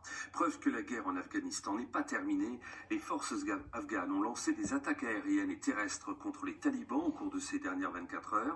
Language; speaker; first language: French; native; French